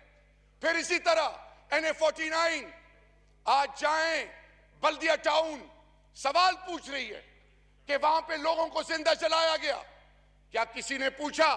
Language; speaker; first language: Urdu; non-native, local second language; Pashto